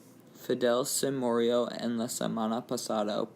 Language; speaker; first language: Spanish; non-native, learner; English